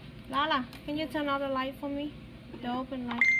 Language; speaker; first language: English; non-native, learner; Vietnamese